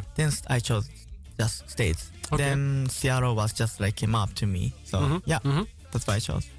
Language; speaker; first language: English; non-native, learner; Japanese